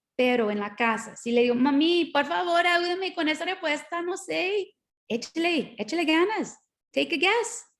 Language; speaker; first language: Spanish; non-native, learner; English